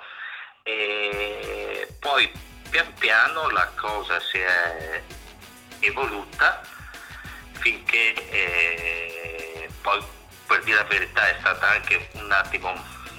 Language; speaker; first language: Italian; native; Italian